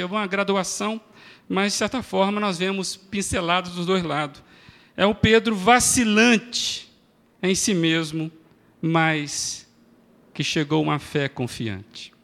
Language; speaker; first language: Portuguese; native; Portuguese